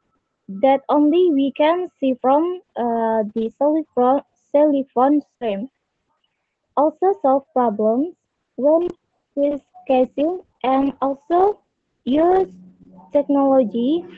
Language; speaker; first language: English; non-native, learner; Indonesian